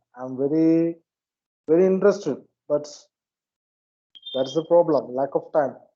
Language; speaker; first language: English; non-native, learner; Malayalam